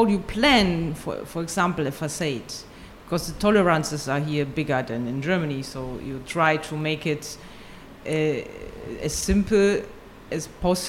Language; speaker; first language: English; non-native, fluent; German